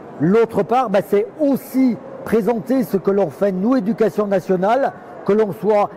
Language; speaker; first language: French; native; French